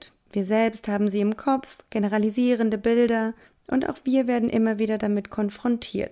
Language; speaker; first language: German; native; German